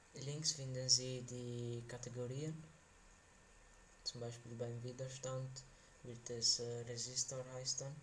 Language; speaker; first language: German; non-native, learner; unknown